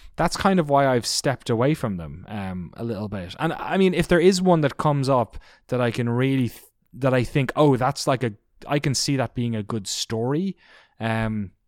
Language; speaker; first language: English; native; English